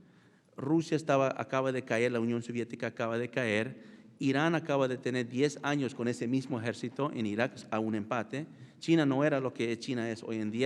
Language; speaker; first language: Spanish; early bilingual, heritage; Spanish